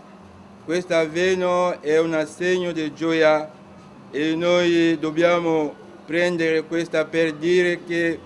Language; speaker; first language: Italian; non-native, learner; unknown